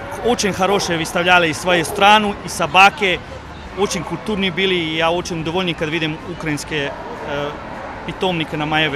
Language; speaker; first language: Russian; non-native, learner; Serbian